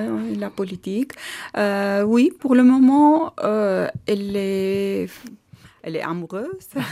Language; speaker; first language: French; non-native, learner; Armenian